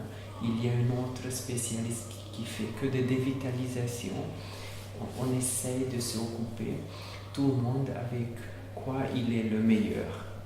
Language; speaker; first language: French; non-native, learner; Hungarian